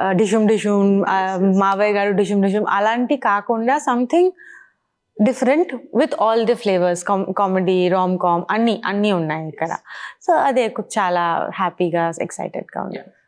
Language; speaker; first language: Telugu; non-native, learner; Bangla